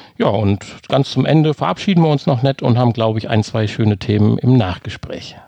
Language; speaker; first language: German; native; German